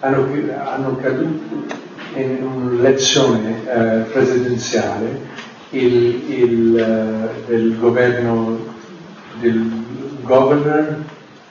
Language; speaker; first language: Italian; non-native, fluent; English